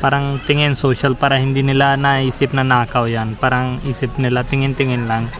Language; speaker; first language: Filipino; non-native, learner; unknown